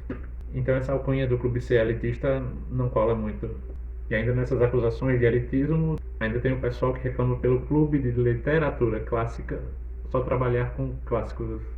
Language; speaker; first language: Portuguese; native; Portuguese